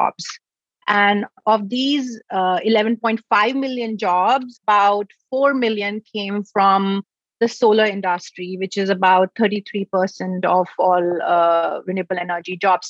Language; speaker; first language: English; non-native, local second language; Hindi